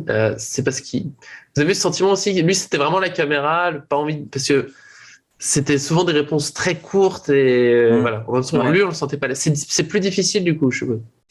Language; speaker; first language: French; native; French